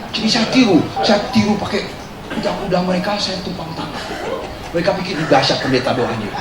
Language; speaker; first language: Indonesian; early bilingual, heritage; Indonesian